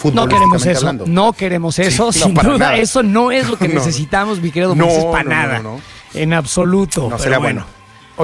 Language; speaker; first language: Spanish; native; Spanish